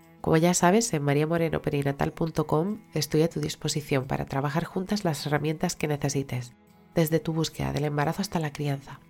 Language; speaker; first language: Spanish; native; Spanish